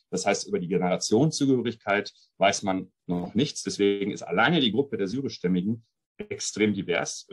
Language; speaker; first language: German; early bilingual, other home language; Arabic